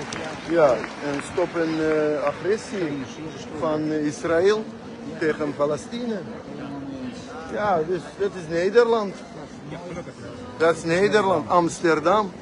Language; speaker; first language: Dutch; non-native, fluent; Azerbaijani